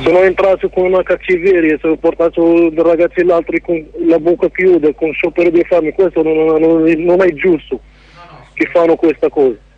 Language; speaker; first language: Italian; non-native, learner; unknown